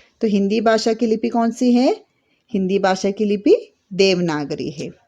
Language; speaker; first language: Hindi; non-native, local second language; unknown